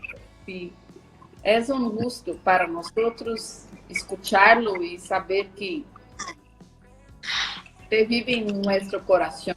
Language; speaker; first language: Spanish; non-native, learner; Portuguese